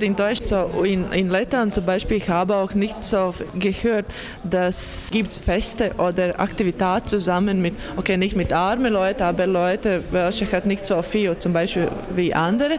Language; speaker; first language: German; non-native, learner; Latvian